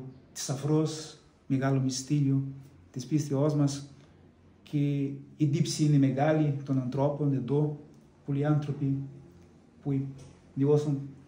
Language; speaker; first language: Greek; non-native, fluent; Portuguese